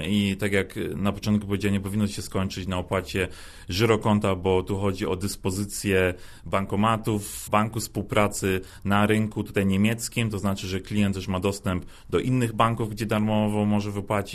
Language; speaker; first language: Polish; early bilingual, other home language; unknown